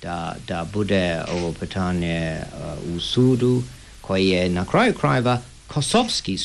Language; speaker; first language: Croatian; non-native, fluent; English